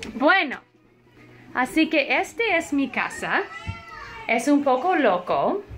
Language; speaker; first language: Spanish; non-native, fluent; English